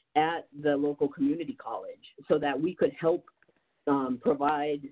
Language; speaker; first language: English; native; English